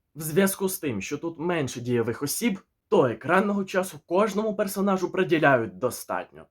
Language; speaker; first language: Ukrainian; native; Ukrainian